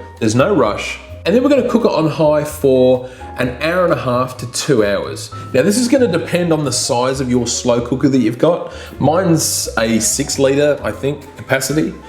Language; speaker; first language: English; native; English